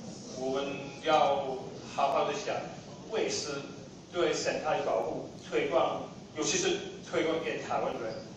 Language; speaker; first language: Chinese; non-native, fluent; English